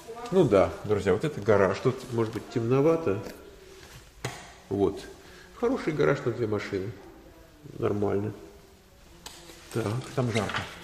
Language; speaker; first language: Russian; native; Russian